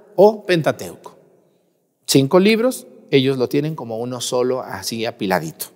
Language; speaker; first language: Spanish; native; Spanish